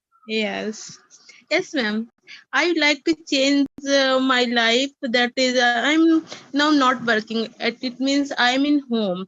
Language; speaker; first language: English; non-native, learner; Hindi